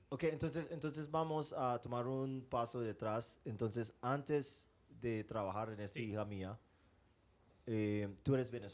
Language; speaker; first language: Spanish; non-native, fluent; English